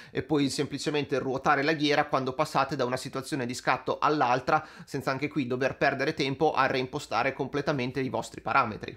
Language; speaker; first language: Italian; native; Italian